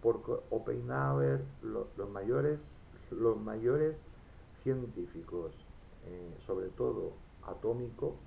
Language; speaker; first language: Spanish; native; Spanish